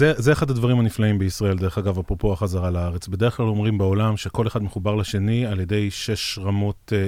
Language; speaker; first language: Hebrew; native; Hebrew